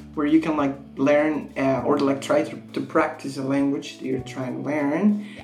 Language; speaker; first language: English; non-native, fluent; Spanish